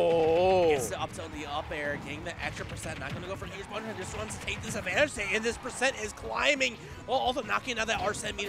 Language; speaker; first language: English; native; English